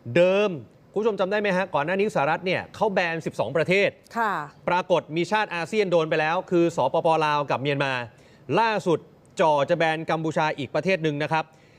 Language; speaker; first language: Thai; native; Thai